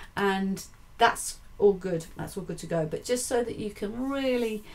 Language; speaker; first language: English; native; English